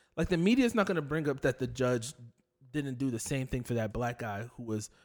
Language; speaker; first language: English; native; English